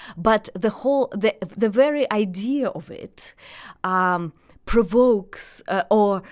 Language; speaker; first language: English; non-native, fluent; Russian